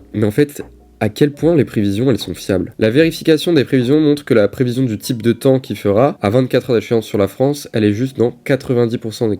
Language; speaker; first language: French; native; French